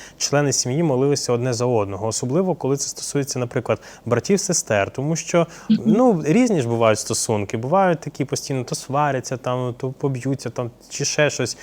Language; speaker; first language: Ukrainian; native; Ukrainian